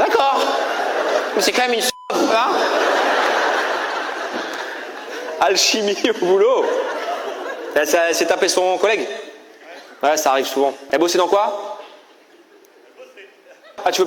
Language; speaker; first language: French; native; French